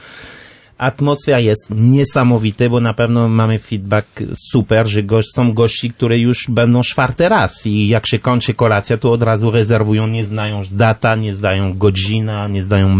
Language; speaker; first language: Polish; non-native, learner; French